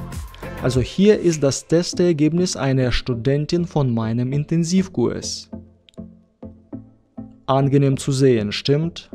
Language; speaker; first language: German; non-native, fluent; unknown